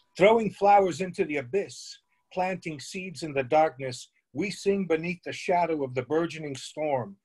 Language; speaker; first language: English; native; English